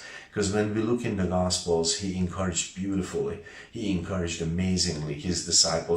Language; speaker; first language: English; non-native, fluent; Hungarian